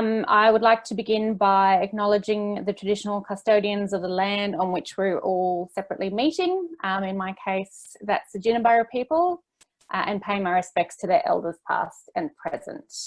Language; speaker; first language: English; native; English